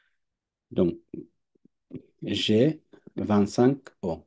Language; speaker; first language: French; non-native, fluent; Bangla